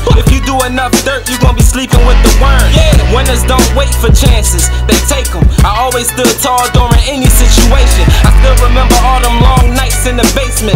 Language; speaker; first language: English; native; English